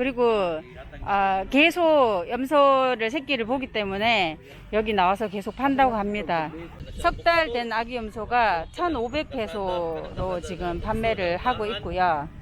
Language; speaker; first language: Korean; native; Korean